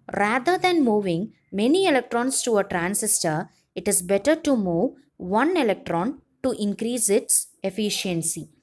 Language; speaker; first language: English; non-native, local second language; Tamil